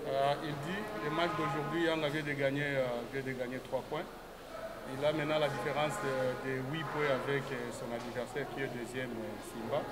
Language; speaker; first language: French; non-native, fluent; Swahili